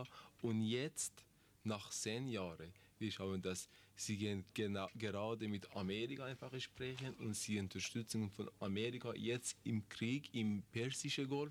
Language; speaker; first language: German; non-native, learner; Persian